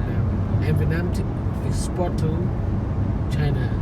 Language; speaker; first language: English; non-native, learner; Khmer